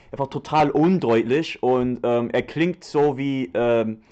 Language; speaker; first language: German; non-native, learner; English